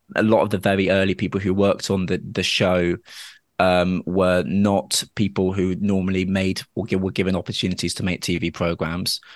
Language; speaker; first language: English; native; English